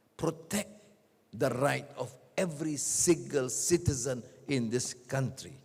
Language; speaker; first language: English; non-native, local second language; Malay